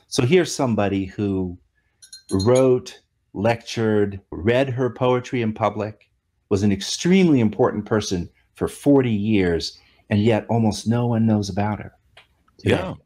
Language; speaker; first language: English; native; English